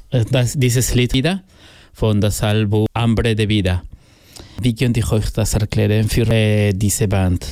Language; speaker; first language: German; non-native, learner; Spanish